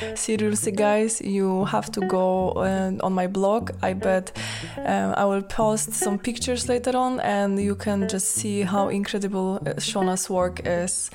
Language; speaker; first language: English; non-native, fluent; Polish